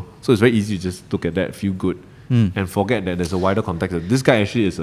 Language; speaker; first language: English; native; English